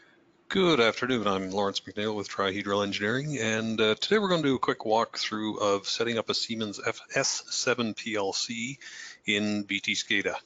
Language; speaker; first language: English; native; English